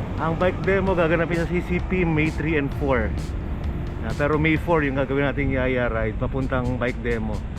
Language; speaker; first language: Filipino; native; Filipino